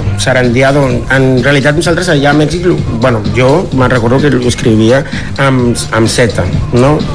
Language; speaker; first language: Catalan; non-native, fluent; Spanish